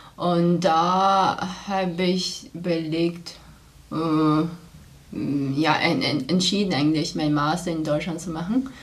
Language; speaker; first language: German; non-native, fluent; Chinese